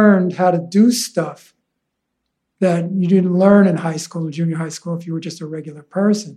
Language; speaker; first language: English; native; English